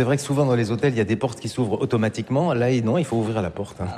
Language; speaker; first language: French; native; French